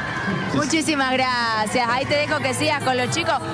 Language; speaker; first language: Spanish; native; Spanish